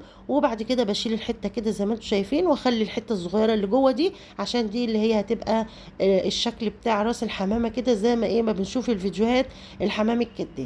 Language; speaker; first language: Arabic; native; Arabic